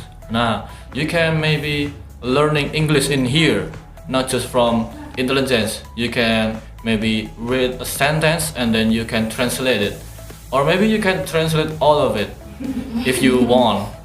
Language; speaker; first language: English; non-native, learner; Indonesian